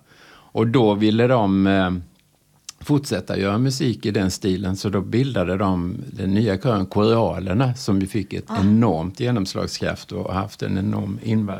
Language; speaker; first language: Swedish; native; Swedish